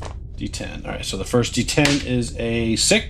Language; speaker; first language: English; native; English